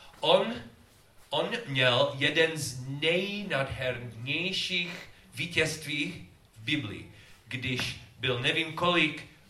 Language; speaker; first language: Czech; non-native, learner; English